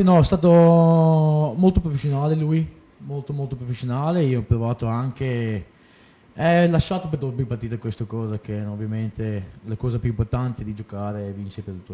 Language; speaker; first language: Italian; non-native, fluent; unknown